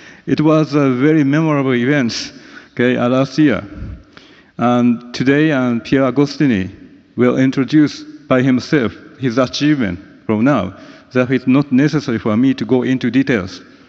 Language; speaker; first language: English; non-native, fluent; Japanese